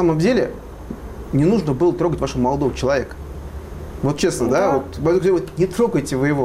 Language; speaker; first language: Russian; native; Russian